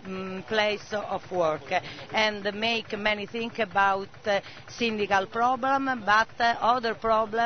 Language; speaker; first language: English; non-native, learner; Italian